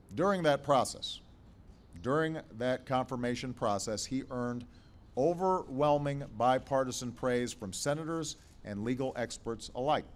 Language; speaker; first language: English; native; English